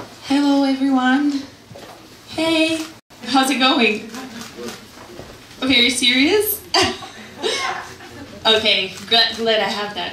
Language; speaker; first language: English; non-native, fluent; Macedonian